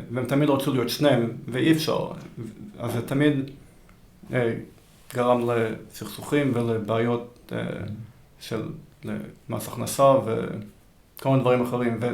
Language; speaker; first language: Hebrew; early bilingual, heritage; Hebrew